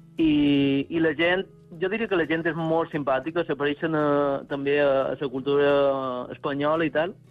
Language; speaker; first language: Catalan; native; Catalan